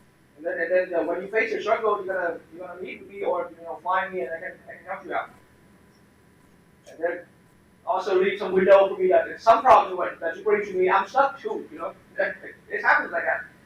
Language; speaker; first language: English; non-native, fluent; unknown